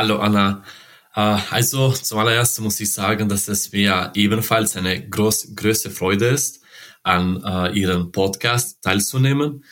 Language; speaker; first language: German; non-native, learner; Serbian